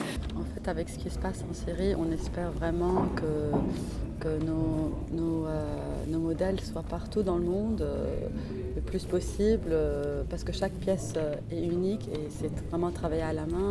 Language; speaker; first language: French; non-native, fluent; Arabic